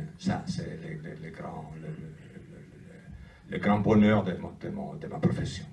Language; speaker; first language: French; non-native, fluent; Italian